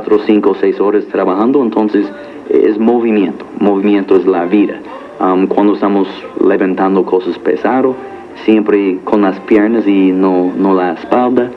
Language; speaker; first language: Spanish; non-native, fluent; English